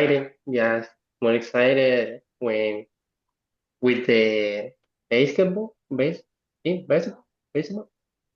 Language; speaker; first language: English; non-native, learner; Spanish